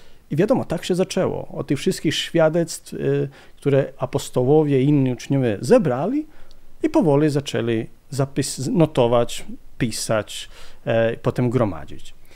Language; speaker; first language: Polish; non-native, fluent; Croatian